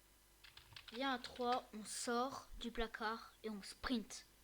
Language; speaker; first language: French; native; French